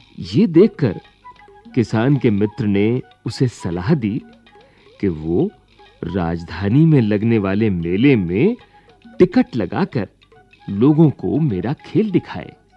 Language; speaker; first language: Hindi; native; Hindi